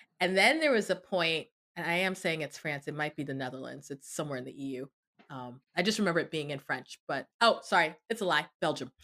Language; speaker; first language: English; early bilingual, other home language; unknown